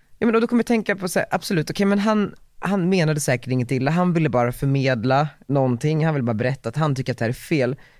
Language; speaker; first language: Swedish; native; Swedish